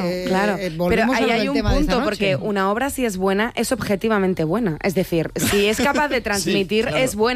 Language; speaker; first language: Spanish; native; Spanish